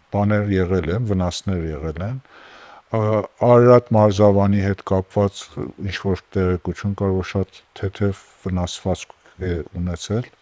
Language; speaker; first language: Armenian; native; Armenian